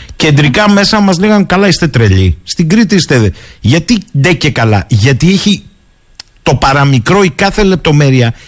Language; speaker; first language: Greek; native; Greek